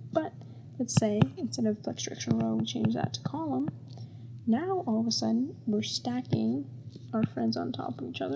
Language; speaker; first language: English; native; English